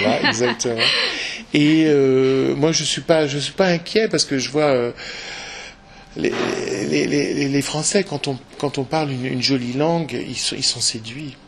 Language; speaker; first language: French; native; French